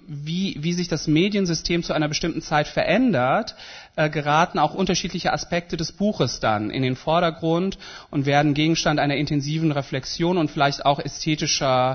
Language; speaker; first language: German; native; German